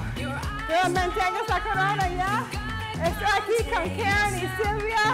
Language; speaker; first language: Spanish; non-native, learner; English